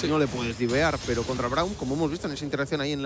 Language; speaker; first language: Spanish; native; Spanish